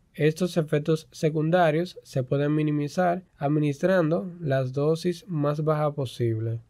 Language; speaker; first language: Spanish; native; Spanish